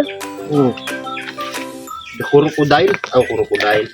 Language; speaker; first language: English; non-native, local second language; Filipino